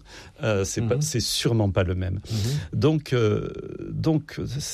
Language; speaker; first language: French; native; French